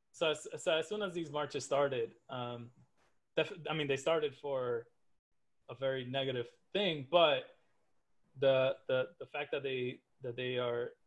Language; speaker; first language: English; native; English